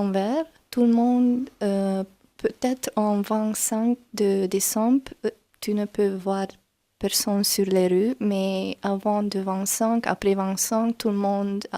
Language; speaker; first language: French; non-native, learner; Hungarian